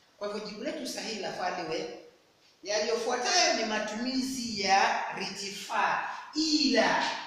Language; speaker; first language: Swahili; non-native, local second language; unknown